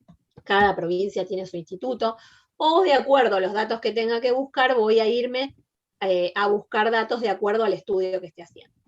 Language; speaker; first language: Spanish; native; Spanish